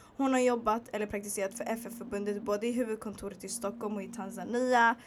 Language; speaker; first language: Swedish; native; Swedish